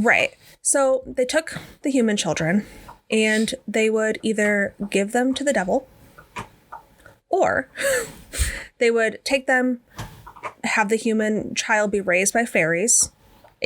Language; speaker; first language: English; native; English